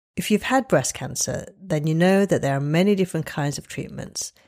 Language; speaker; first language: English; native; English